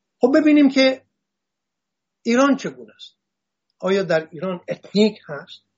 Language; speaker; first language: Persian; non-native, local second language; Assyrian Neo-Aramaic